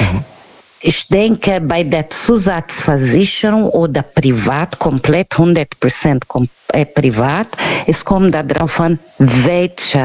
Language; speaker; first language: German; non-native, fluent; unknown